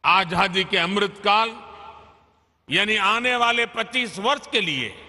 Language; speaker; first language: Hindi; non-native, local second language; Gujarati